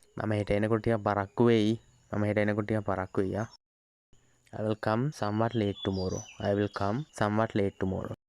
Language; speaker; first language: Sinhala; native; Sinhala